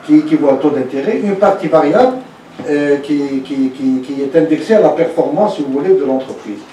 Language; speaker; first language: French; non-native, local second language; Arabic